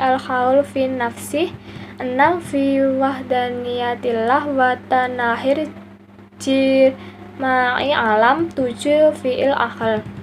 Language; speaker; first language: Arabic; non-native, learner; Indonesian